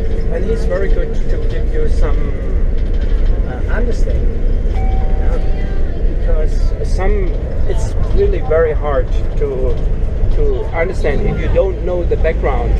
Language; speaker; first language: English; non-native, fluent; German